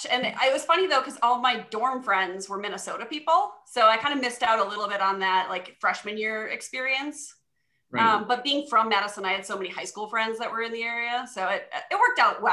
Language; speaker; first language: English; native; English